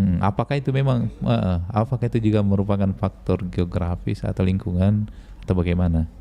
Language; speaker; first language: Indonesian; native; Indonesian